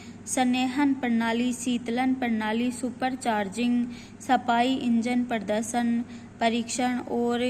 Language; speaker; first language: Hindi; native; Hindi